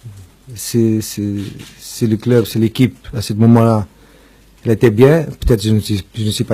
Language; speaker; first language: French; non-native, fluent; Portuguese